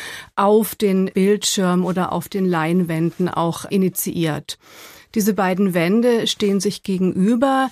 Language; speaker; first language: German; native; German